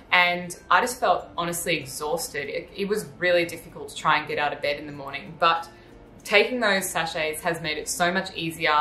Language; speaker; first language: English; native; English